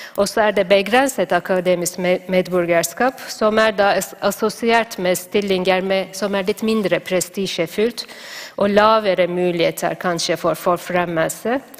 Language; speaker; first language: Norwegian; non-native, fluent; Turkish